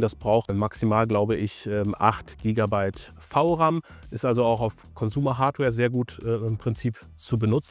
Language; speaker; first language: German; native; German